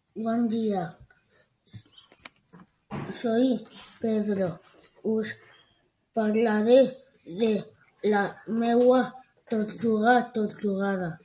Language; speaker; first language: Catalan; non-native, local second language; Spanish